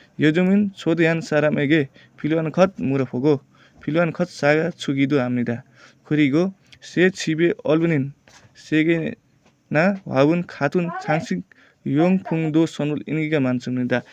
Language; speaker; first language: Korean; non-native, learner; Nepali